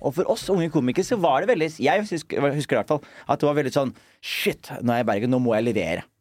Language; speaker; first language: Norwegian; early bilingual, other home language; Somali